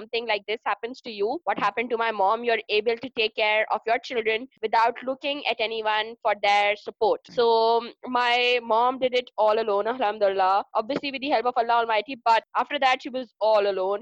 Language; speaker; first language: English; non-native, local second language; Urdu